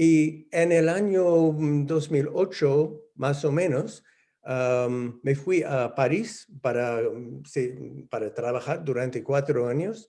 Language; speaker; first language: Spanish; non-native, fluent; English